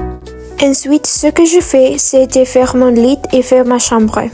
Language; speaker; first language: French; non-native, learner; Spanish